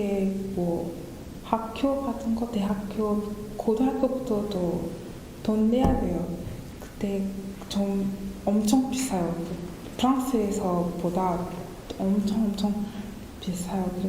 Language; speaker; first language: Korean; non-native, fluent; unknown